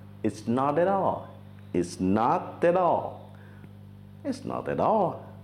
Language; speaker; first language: English; non-native, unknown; Indonesian